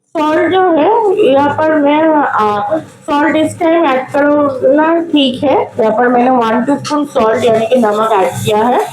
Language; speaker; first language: Hindi; non-native, local second language; Bangla